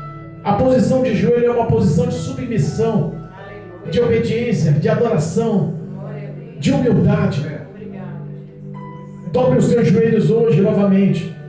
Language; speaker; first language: Portuguese; native; Portuguese